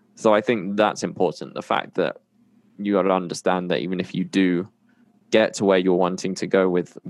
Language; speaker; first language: English; native; English